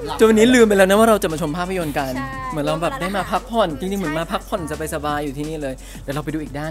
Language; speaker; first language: Thai; native; Thai